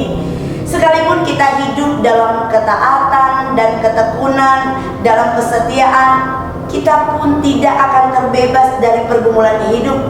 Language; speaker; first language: Indonesian; native; Indonesian